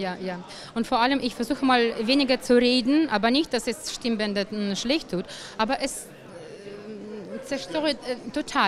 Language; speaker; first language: German; non-native, fluent; Russian